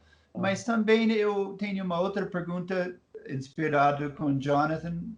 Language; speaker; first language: Portuguese; non-native, fluent; English